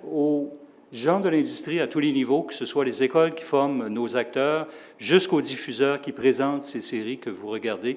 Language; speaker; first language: French; native; French